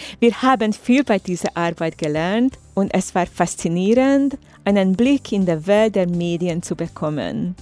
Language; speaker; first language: German; non-native, fluent; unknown